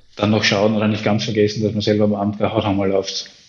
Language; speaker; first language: German; native; German